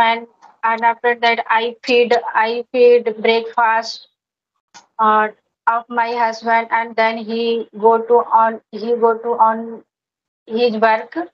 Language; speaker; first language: English; non-native, learner; Hindi